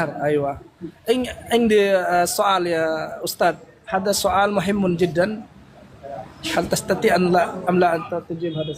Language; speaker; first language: Arabic; non-native, learner; Indonesian